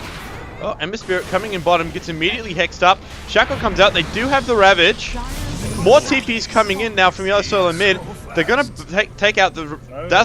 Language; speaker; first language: English; native; English